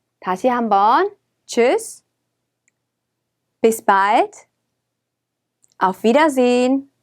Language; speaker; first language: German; non-native, fluent; Korean